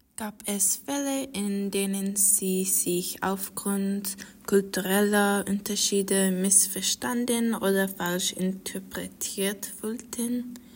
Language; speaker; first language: German; non-native, learner; English